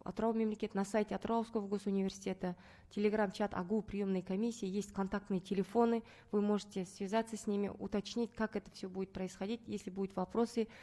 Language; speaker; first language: Russian; non-native, local second language; Kazakh